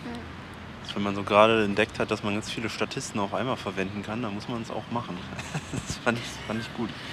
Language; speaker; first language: German; native; German